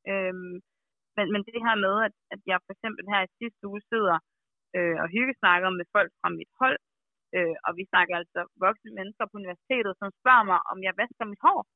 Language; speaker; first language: Danish; native; Danish